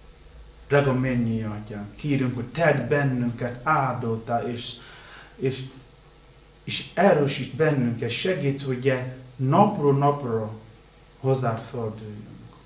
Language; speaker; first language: Hungarian; non-native, learner; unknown